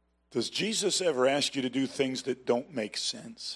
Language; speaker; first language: English; native; English